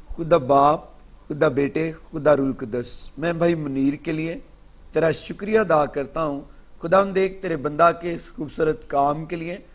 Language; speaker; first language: Urdu; non-native, local second language; Punjabi